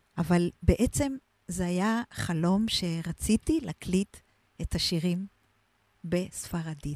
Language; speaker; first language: Hebrew; native; Hebrew